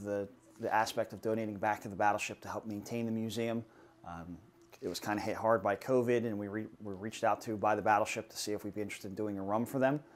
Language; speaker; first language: English; native; English